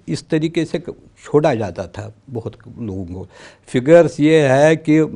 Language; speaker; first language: Hindi; non-native, local second language; Kashmiri